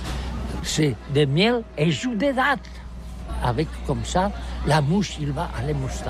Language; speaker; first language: French; non-native, learner; Catalan